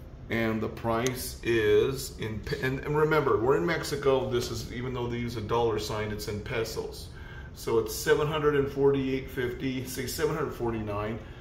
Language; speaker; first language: English; native; English